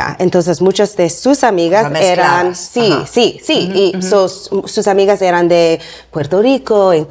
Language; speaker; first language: Spanish; non-native, learner; English